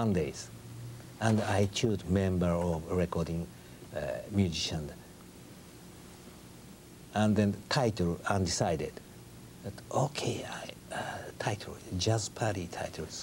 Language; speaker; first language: English; non-native, learner; Japanese